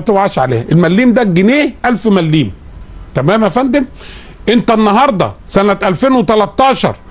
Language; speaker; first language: Arabic; native; Arabic